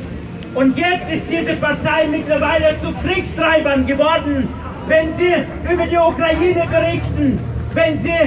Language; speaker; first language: German; non-native, fluent; Russian